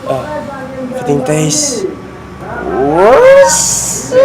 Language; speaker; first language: English; non-native, learner; Indonesian